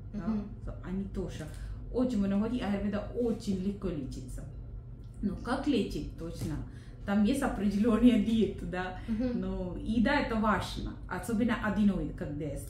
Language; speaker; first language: Russian; non-native, learner; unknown